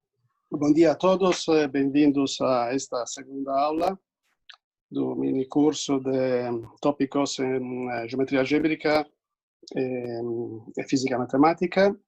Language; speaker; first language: Portuguese; non-native, fluent; Italian